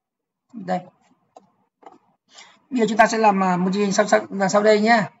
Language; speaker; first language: Vietnamese; native; Vietnamese